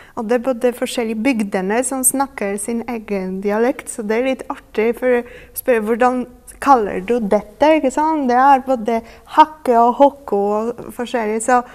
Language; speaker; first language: Norwegian; non-native, fluent; Polish